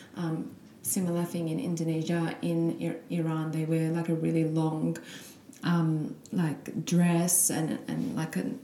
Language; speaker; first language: English; native; English